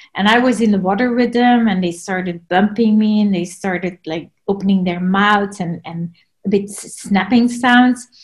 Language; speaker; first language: English; non-native, fluent; Dutch